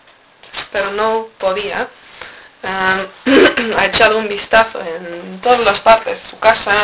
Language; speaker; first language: Spanish; non-native, learner; English